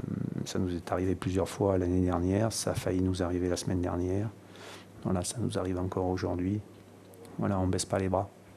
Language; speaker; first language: French; native; French